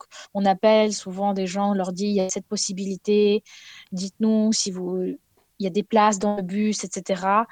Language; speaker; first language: French; non-native, fluent; Ukrainian